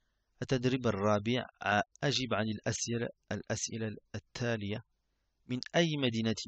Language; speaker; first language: Arabic; non-native, fluent; French